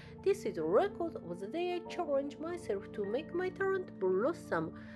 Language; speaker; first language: English; non-native, learner; Japanese